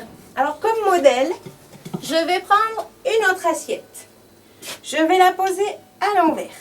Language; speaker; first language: French; native; French